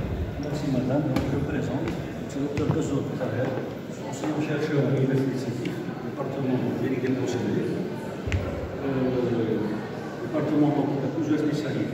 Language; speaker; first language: French; non-native, local second language; Arabic